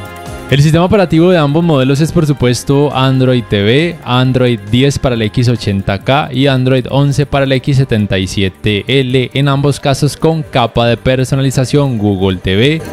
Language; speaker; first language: Spanish; native; Spanish